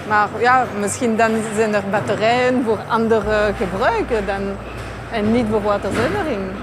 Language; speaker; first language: Dutch; non-native, local second language; French